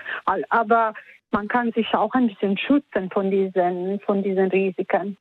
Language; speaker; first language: German; non-native, fluent; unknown